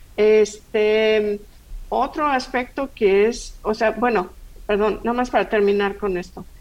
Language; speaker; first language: Spanish; non-native, fluent; English